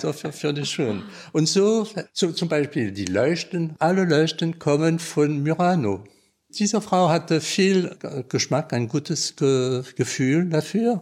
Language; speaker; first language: German; non-native, learner; French